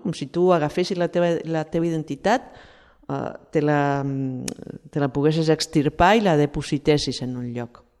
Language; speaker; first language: Catalan; non-native, fluent; Spanish